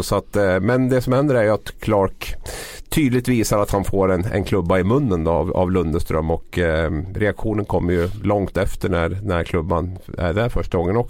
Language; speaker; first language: Swedish; native; Swedish